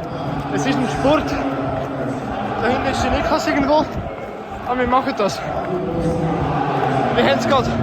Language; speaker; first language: German; native; German